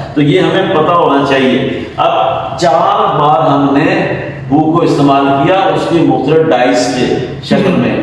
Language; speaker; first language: Urdu; native; Urdu